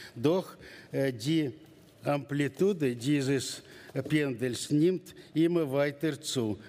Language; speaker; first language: German; non-native, learner; Russian